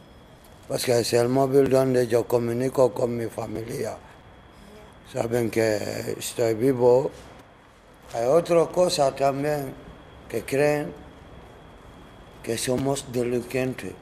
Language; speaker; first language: Spanish; non-native, learner; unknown